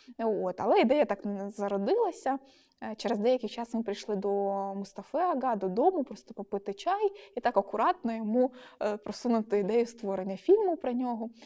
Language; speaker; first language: Ukrainian; non-native, local second language; Russian